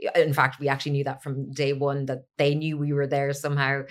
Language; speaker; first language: English; native; English